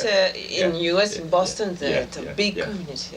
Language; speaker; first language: English; non-native, fluent; French